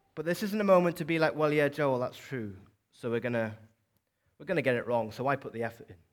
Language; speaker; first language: English; native; English